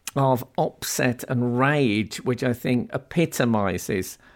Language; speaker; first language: English; native; English